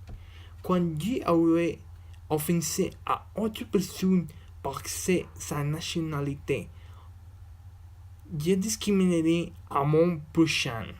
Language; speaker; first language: French; non-native, learner; Spanish